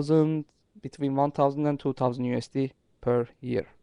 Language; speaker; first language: English; non-native, fluent; Turkish